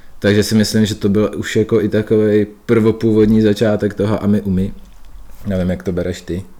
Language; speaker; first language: Czech; early bilingual, other home language; Russian